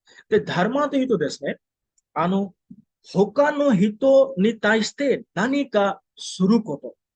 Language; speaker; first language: Japanese; non-native, fluent; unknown